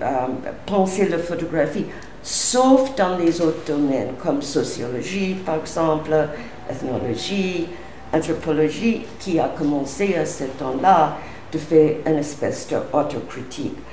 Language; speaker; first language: French; non-native, fluent; English